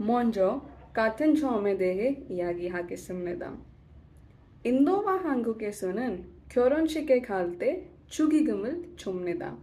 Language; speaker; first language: Korean; non-native, learner; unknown